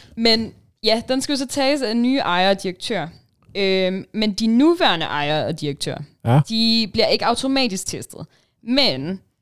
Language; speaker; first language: Danish; early bilingual, heritage; Danish